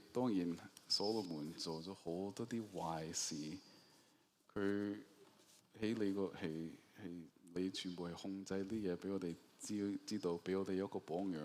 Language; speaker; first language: Cantonese; early bilingual, heritage; Cantonese